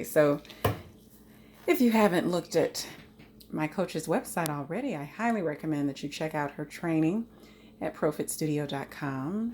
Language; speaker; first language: English; native; English